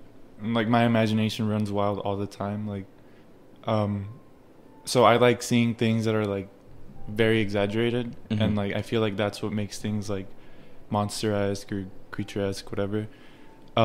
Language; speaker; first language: English; early bilingual, other home language; Spanish